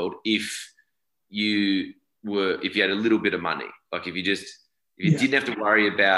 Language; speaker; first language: English; native; English